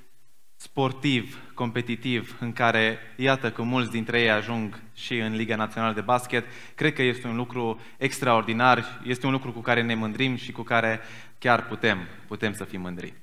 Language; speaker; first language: Romanian; native; Romanian